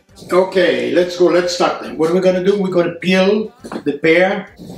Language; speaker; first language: English; non-native, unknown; Italian